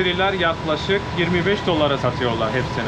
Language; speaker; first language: Turkish; non-native, fluent; Bangla